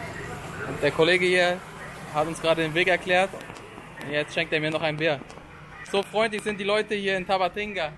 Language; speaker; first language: German; native; German